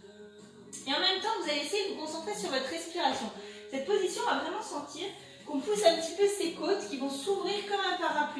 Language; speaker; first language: French; native; French